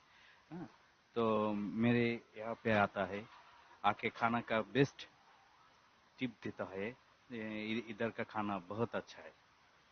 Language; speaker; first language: Hindi; non-native, learner; Bangla